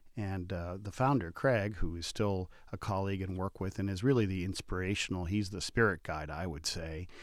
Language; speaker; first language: English; native; English